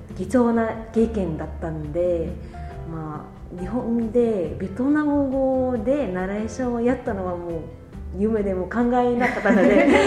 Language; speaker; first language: Japanese; non-native, learner; Vietnamese